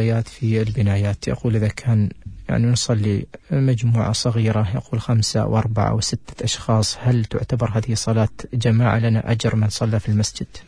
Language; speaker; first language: Arabic; native; Arabic